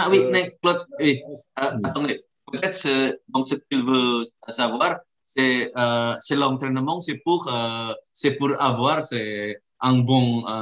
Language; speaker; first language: French; non-native, learner; Indonesian